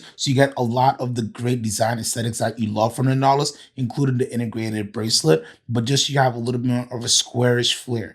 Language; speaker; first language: English; native; English